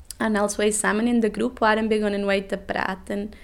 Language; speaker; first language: Dutch; non-native, learner; Spanish